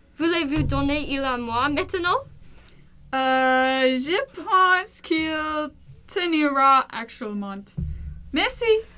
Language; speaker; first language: French; non-native, learner; English